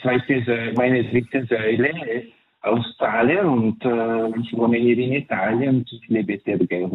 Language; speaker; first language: German; early bilingual, heritage; Italian